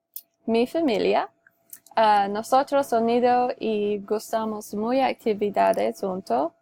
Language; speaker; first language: Spanish; non-native, learner; English